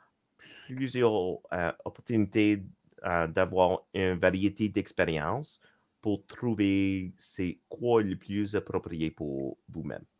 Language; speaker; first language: French; non-native, local second language; English